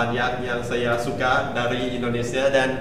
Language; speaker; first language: Indonesian; non-native, learner; Thai